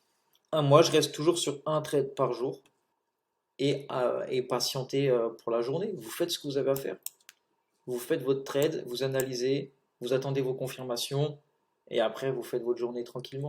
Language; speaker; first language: French; native; French